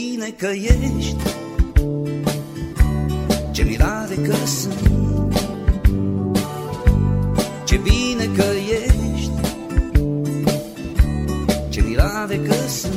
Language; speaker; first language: Romanian; native; Romanian